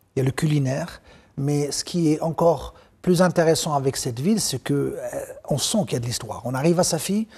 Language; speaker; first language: French; non-native, local second language; Arabic